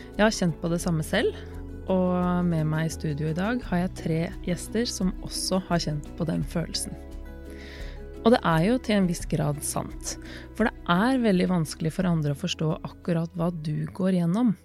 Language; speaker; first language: Norwegian; native; Norwegian